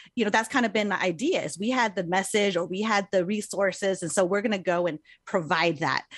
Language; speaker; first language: English; native; English